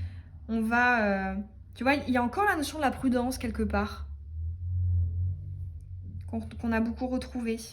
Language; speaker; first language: French; native; French